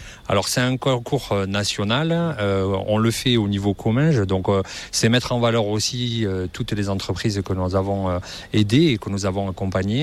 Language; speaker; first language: French; native; French